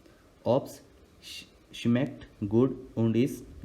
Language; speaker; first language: German; non-native, learner; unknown